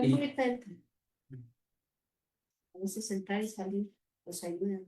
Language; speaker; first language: Spanish; non-native, learner; Portuguese